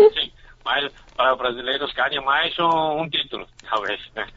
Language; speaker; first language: Portuguese; non-native, fluent; Chinese